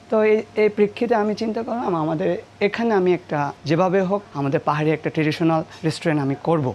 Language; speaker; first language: Bangla; non-native, local second language; Marma